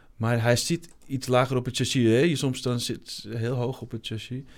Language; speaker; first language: Dutch; native; Dutch